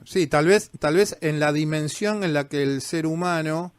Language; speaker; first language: Spanish; native; Spanish